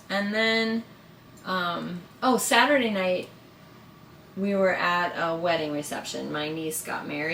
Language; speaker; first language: English; native; English